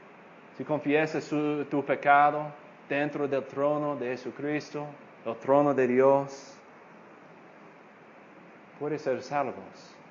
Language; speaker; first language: Spanish; non-native, fluent; English